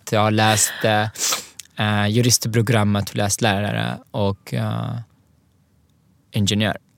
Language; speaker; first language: Swedish; non-native, learner; Arabic